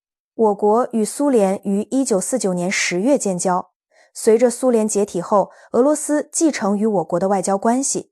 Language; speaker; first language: Chinese; native; Chinese